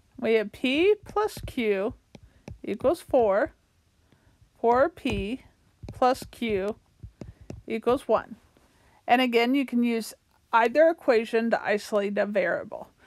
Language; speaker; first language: English; native; English